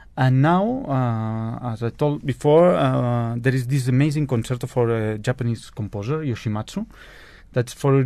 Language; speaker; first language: English; non-native, learner; Spanish